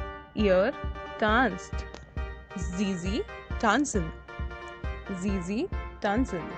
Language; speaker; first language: German; non-native, learner; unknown